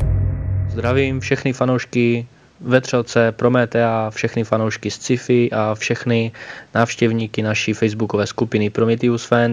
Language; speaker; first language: Czech; native; Czech